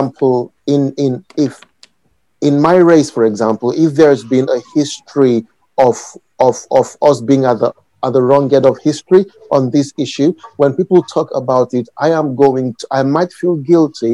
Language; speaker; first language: English; non-native, local second language; Yoruba